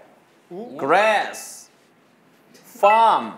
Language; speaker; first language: English; non-native, learner; Korean